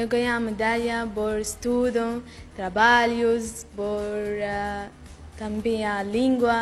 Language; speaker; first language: Portuguese; non-native, learner; Arabic